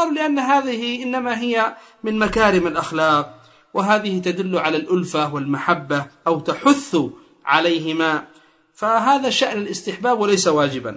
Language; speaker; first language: Arabic; native; Arabic